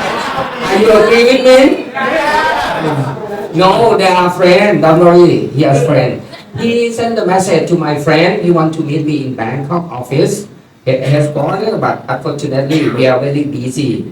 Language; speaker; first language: English; non-native, learner; Thai